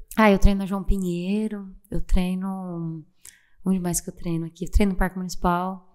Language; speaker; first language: Portuguese; native; Portuguese